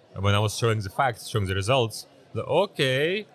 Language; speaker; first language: English; early bilingual, other home language; Uzbek